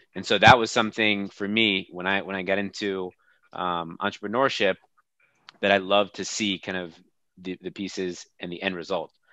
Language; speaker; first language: English; native; English